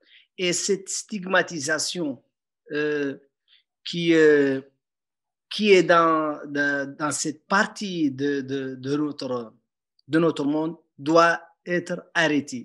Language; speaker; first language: French; non-native, local second language; Arabic